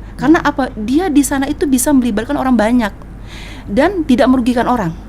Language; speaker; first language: Indonesian; native; Indonesian